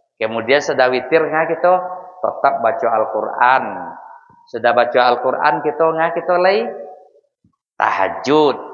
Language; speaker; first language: Malay; non-native, local second language; Minangkabau